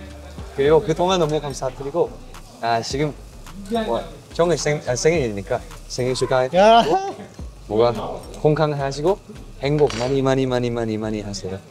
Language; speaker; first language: Korean; non-native, learner; Thai